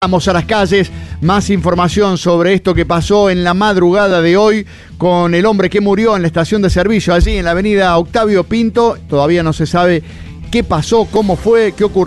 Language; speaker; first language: Spanish; native; Spanish